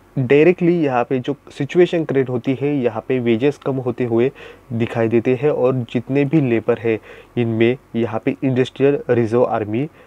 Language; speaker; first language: Hindi; non-native, local second language; Marathi